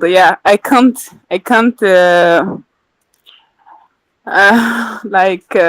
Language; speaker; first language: English; non-native, learner; Arabic